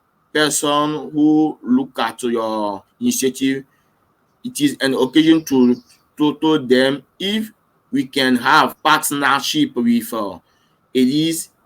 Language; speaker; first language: English; non-native, learner; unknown